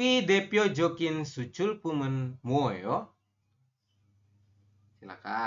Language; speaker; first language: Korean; non-native, fluent; Indonesian